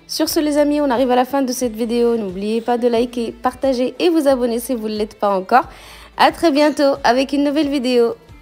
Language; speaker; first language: French; non-native, local second language; Arabic